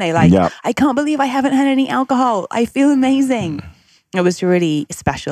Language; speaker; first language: English; native; English